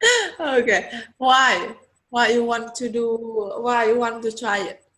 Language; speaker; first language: English; non-native, learner; Vietnamese